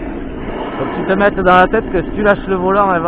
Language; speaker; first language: French; native; French